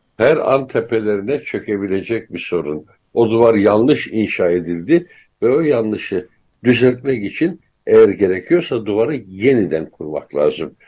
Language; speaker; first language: Turkish; native; Turkish